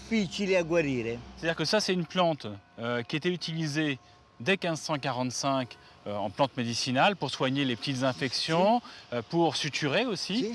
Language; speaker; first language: French; native; French